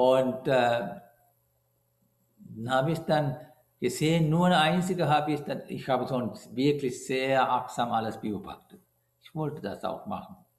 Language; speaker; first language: German; non-native, learner; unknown